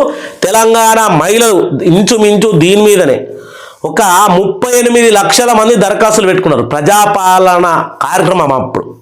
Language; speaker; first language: Telugu; native; Telugu